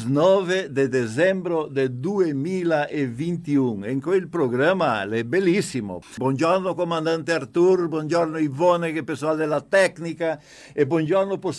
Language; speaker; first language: Italian; early bilingual, heritage; Italian